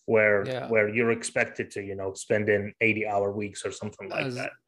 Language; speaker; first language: English; non-native, fluent; Arabic